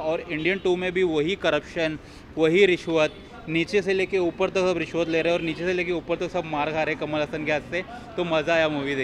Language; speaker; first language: Hindi; native; Hindi